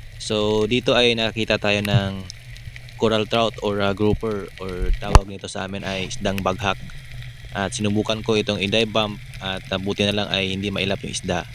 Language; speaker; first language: Filipino; non-native, local second language; Cebuano